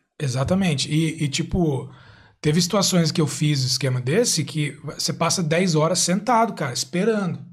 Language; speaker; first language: Portuguese; native; Portuguese